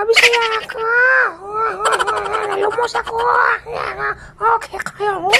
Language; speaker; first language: Cebuano; non-native, learner; Korean